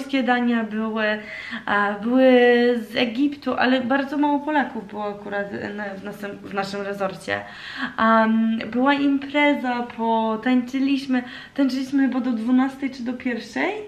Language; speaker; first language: Polish; early bilingual, heritage; Polish